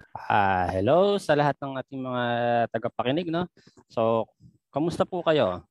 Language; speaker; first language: Filipino; non-native, local second language; Pampanga